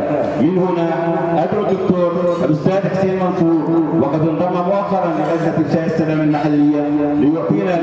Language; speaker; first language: Arabic; native; Arabic